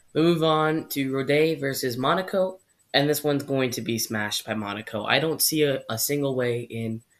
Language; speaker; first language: English; native; English